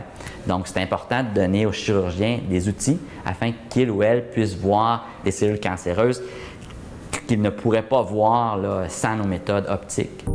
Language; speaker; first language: French; native; French